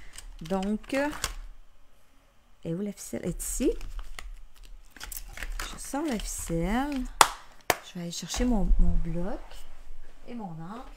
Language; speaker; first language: French; native; French